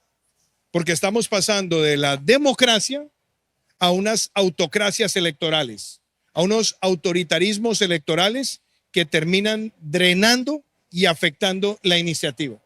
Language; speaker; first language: Spanish; native; Spanish